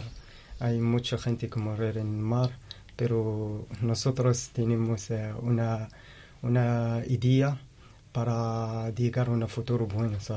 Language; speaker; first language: Spanish; non-native, learner; Arabic